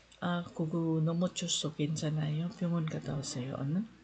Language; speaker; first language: Korean; non-native, learner; Filipino